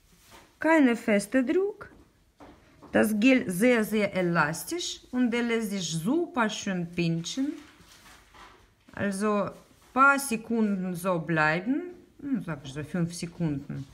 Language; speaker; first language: German; non-native, learner; Russian